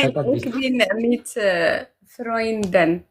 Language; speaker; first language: German; non-native, learner; Amharic